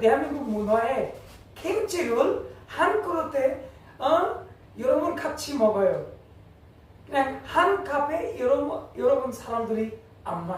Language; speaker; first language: Korean; non-native, learner; English